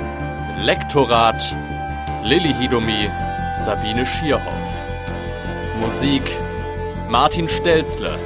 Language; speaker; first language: German; native; German